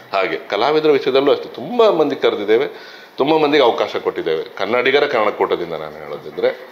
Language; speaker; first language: Kannada; native; Kannada